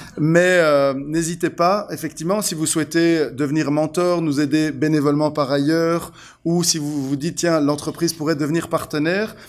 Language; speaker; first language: French; native; French